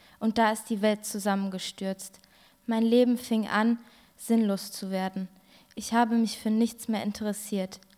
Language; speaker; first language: German; early bilingual, other home language; Turkish